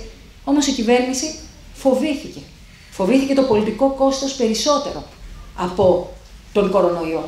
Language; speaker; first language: Greek; native; Greek